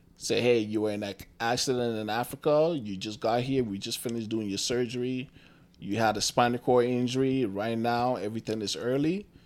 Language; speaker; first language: English; non-native, local second language; Akan